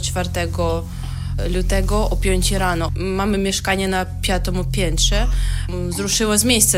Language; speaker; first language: Polish; non-native, learner; Ukrainian